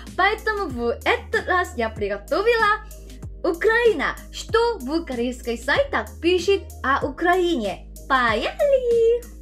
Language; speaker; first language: Russian; non-native, learner; Korean